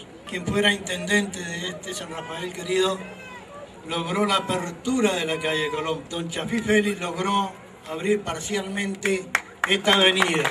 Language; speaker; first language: Spanish; native; Spanish